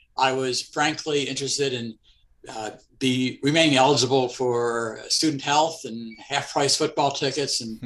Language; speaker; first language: English; native; English